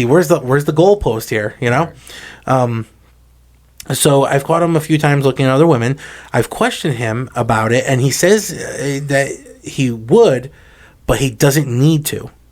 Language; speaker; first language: English; native; English